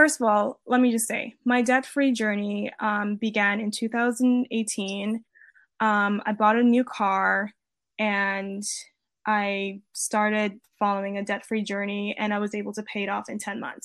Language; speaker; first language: English; native; English